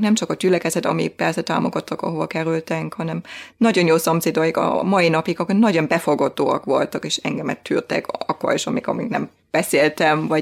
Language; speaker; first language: Hungarian; non-native, fluent; German